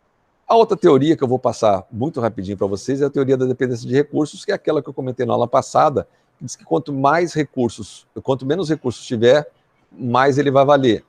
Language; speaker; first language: Portuguese; native; Portuguese